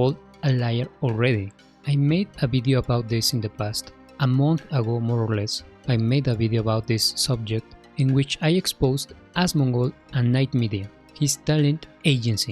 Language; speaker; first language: English; non-native, fluent; Spanish